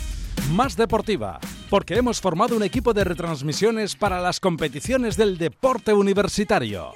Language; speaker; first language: Spanish; native; Spanish